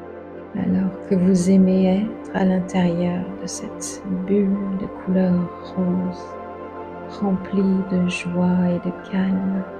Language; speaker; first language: French; native; French